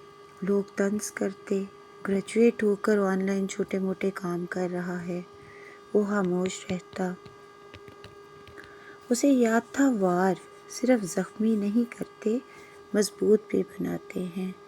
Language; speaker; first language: Urdu; native; Urdu